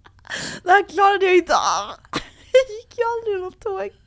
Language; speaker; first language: Swedish; native; Swedish